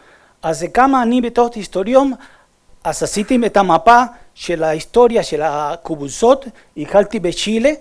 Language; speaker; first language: Hebrew; non-native, fluent; Spanish